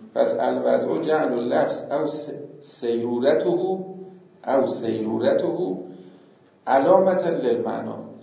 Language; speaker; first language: Persian; native; Persian